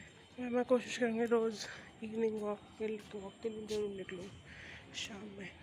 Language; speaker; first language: Hindi; native; Hindi